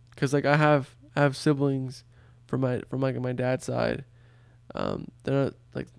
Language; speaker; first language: English; early bilingual, other home language; Spanish